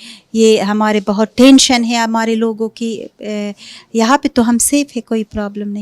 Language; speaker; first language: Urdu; non-native, fluent; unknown